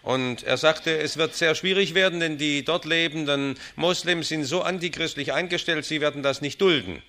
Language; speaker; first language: German; native; German